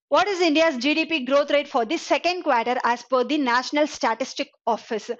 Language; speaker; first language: English; non-native, local second language; Tamil